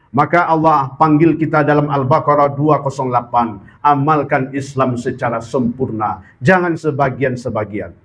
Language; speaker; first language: Malay; non-native, local second language; Minangkabau